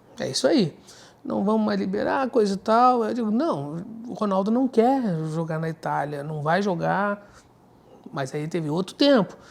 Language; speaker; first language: Portuguese; native; Portuguese